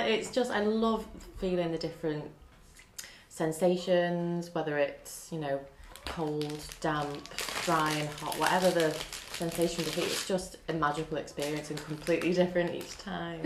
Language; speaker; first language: English; native; English